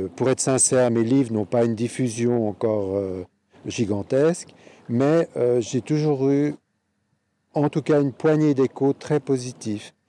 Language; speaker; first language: French; native; French